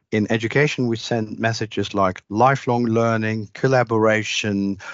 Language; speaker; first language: English; non-native, fluent; Dutch